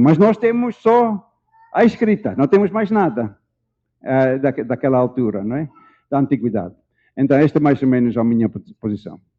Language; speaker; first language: Portuguese; non-native, fluent; Dutch